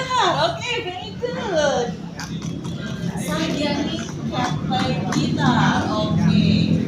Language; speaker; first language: English; non-native, fluent; Indonesian